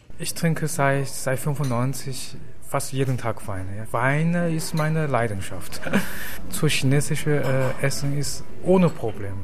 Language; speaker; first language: German; non-native, learner; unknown